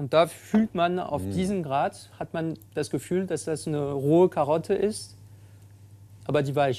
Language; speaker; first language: German; non-native, fluent; French